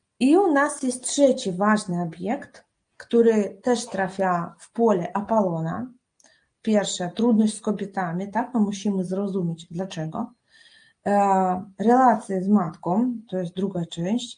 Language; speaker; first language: Polish; non-native, fluent; Russian